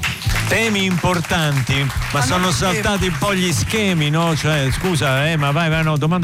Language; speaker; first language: Italian; native; Italian